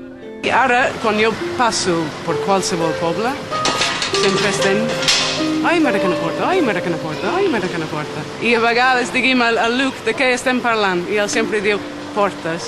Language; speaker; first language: Catalan; non-native, learner; English